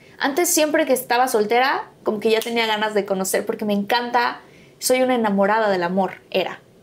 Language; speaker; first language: Spanish; native; Spanish